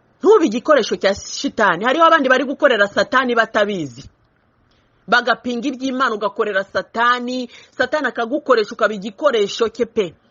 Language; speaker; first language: Kinyarwanda; early bilingual, heritage; Kinyarwanda